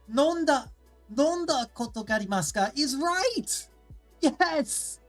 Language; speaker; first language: Japanese; non-native, learner; English